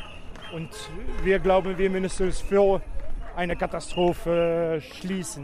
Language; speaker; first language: German; non-native, fluent; French